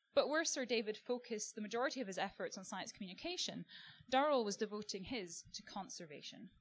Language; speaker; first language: English; native; English